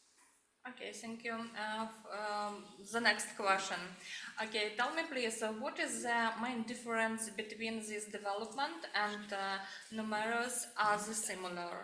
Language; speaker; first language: English; non-native, learner; Ukrainian